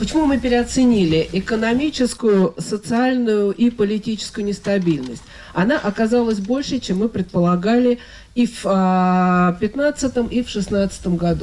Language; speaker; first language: Russian; native; Russian